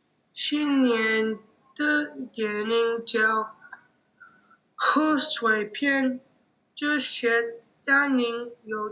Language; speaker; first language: Chinese; non-native, learner; English